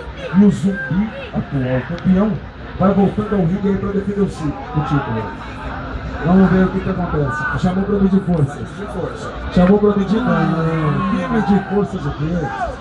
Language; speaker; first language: Portuguese; native; Portuguese